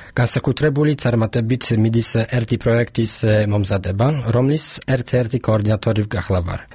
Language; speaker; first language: Georgian; non-native, fluent; Polish